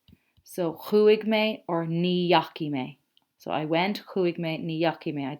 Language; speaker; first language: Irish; non-native, local second language; English